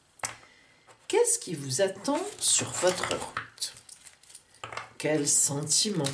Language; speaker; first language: French; native; French